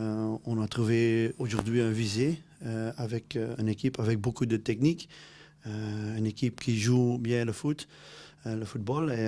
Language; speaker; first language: French; non-native, local second language; Dutch